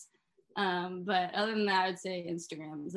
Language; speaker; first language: English; native; English